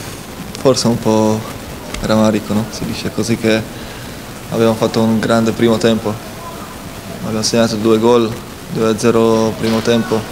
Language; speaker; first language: Italian; non-native, fluent; Slovak